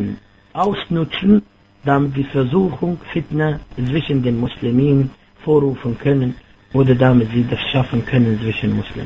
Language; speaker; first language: German; non-native, fluent; Arabic